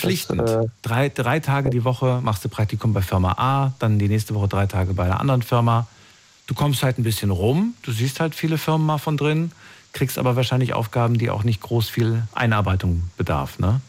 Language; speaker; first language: German; native; German